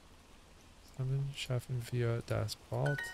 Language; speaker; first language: German; non-native, learner; English